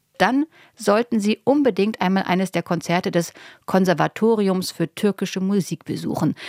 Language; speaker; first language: German; native; German